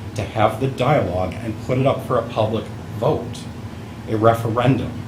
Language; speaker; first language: English; early bilingual, other home language; Italian